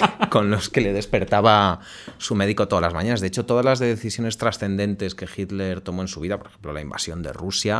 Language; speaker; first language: Spanish; native; Spanish